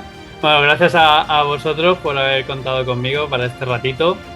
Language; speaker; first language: Spanish; native; Spanish